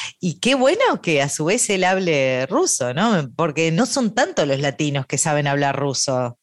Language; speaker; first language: Spanish; native; Spanish